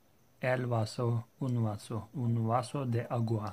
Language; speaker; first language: Spanish; non-native, learner; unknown